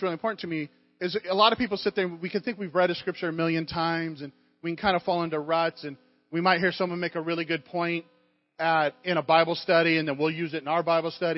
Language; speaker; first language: English; native; English